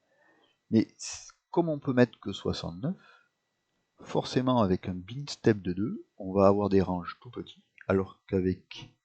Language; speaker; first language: French; native; French